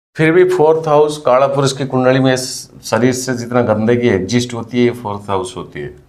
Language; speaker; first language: Hindi; non-native, local second language; Odia